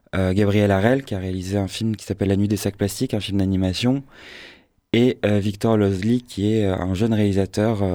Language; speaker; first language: French; native; French